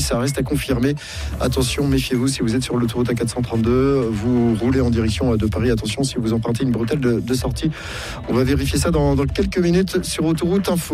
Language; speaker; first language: French; native; French